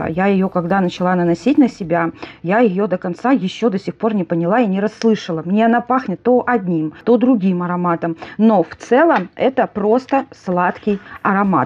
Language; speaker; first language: Russian; native; Russian